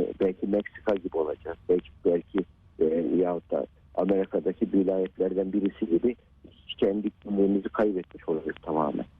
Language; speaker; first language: Turkish; native; Turkish